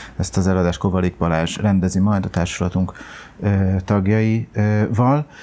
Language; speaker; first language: Hungarian; native; Hungarian